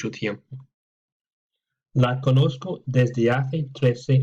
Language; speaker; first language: Spanish; non-native, fluent; English